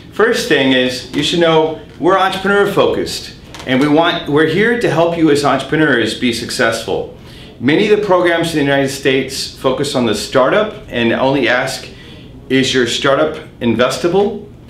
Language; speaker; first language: English; native; English